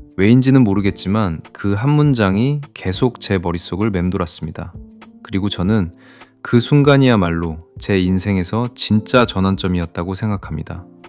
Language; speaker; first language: Korean; non-native, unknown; Arabic